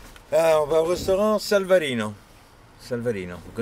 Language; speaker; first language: French; early bilingual, other home language; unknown